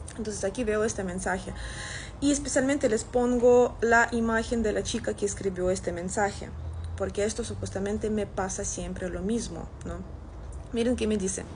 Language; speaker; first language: Spanish; non-native, fluent; Russian